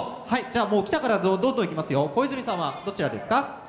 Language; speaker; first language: Japanese; native; Japanese